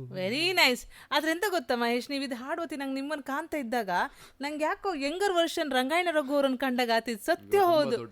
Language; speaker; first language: Kannada; native; Kannada